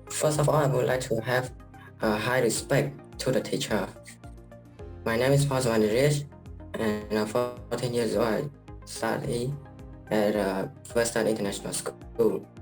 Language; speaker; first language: English; non-native, learner; Khmer